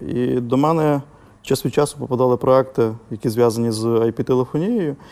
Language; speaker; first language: Ukrainian; native; Ukrainian